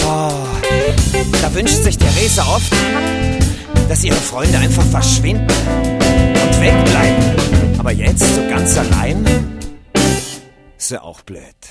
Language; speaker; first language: German; native; German